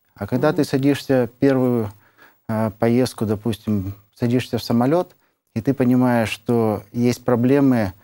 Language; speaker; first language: Russian; native; Russian